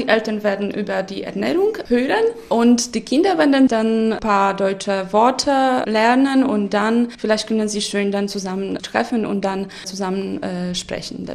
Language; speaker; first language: German; non-native, local second language; Polish